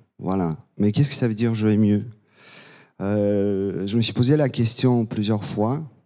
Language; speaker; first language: French; non-native, fluent; Bulgarian